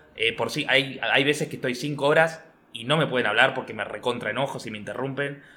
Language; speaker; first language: Spanish; native; Spanish